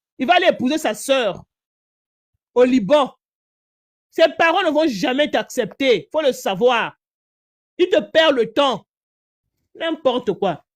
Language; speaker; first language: French; non-native, local second language; Lingala